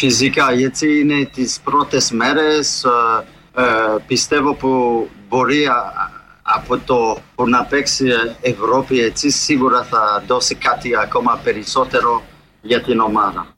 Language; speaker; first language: Greek; non-native, fluent; French